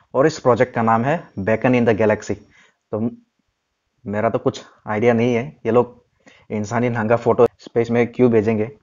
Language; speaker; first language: Hindi; non-native, local second language; Kok Borok